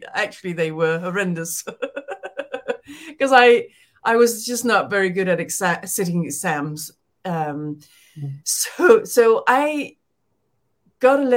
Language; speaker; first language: English; non-native, fluent; Danish